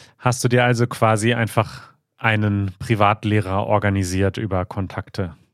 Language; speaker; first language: German; native; German